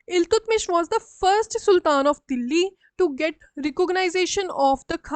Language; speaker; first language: English; non-native, local second language; Punjabi